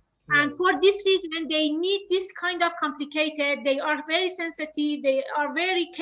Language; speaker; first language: English; non-native, learner; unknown